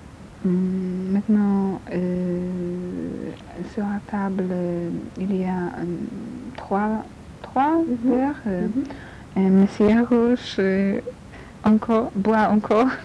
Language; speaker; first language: French; non-native, learner; Polish